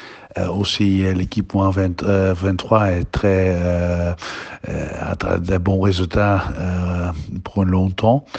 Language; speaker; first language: French; non-native, learner; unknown